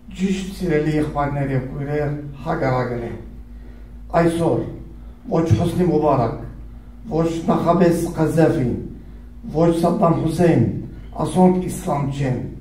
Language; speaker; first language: Armenian; early bilingual, heritage; Armenian